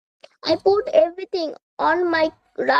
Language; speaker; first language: English; non-native, learner; Bangla